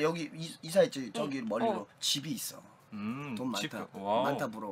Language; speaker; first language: Korean; native; Korean